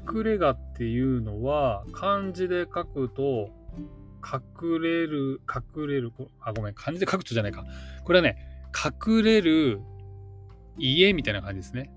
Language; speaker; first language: Japanese; native; Japanese